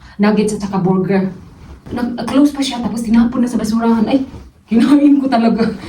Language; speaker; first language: Filipino; non-native, local second language; Cebuano